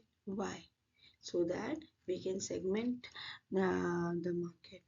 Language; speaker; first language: English; non-native, local second language; Hindi